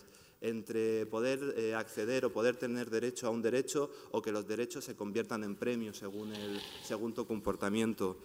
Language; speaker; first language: Spanish; native; Spanish